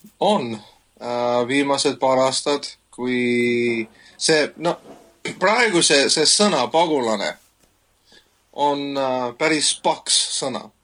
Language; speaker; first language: Estonian; non-native, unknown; English